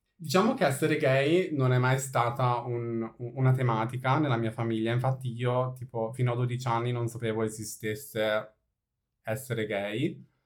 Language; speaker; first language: Italian; native; Italian